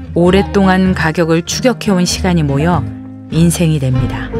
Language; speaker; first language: Korean; native; Korean